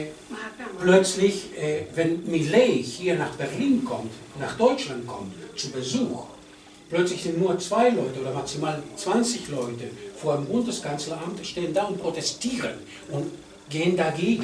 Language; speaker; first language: German; non-native, fluent; Spanish